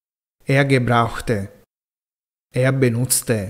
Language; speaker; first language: German; non-native, fluent; Italian